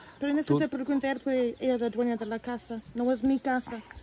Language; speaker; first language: Spanish; non-native, learner; English